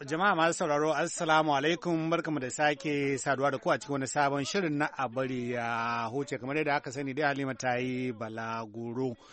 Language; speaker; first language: Hausa; native; Hausa